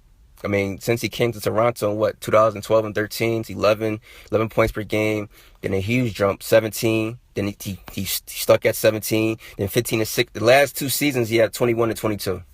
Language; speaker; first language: English; native; English